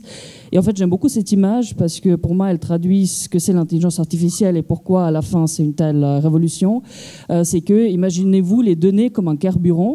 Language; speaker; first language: French; native; French